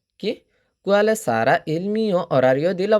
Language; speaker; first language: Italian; non-native, fluent; Bangla